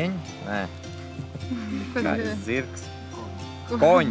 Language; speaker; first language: Russian; non-native, learner; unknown